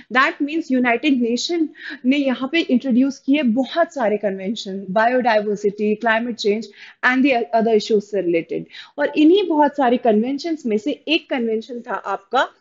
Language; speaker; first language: Hindi; native; Hindi